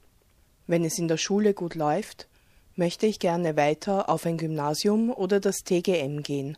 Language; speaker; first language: German; early bilingual, other home language; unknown